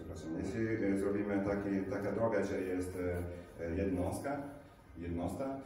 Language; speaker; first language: Polish; non-native, learner; Italian